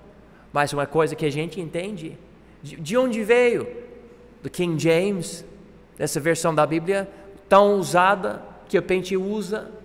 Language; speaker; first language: Portuguese; non-native, fluent; English